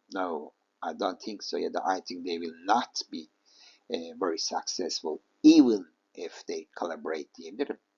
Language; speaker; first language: English; non-native, fluent; Turkish